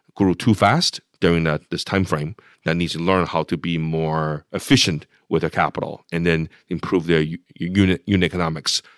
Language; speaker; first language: English; non-native, fluent; Chinese